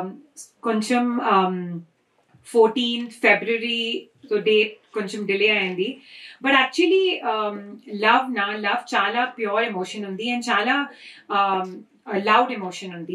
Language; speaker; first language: Telugu; non-native, learner; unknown